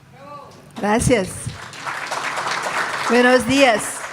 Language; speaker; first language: Spanish; non-native, learner; Portuguese